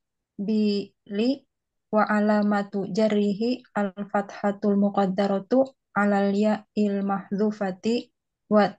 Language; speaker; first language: Arabic; non-native, learner; Indonesian